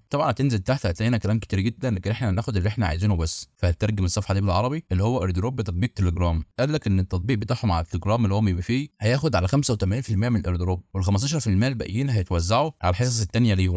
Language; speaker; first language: Arabic; native; Arabic